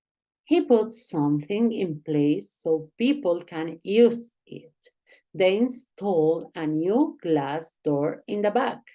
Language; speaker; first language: English; non-native, learner; Spanish